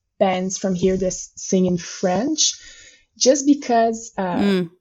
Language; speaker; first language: English; non-native, fluent; French